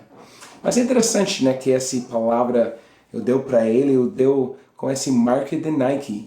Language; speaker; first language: Portuguese; non-native, learner; English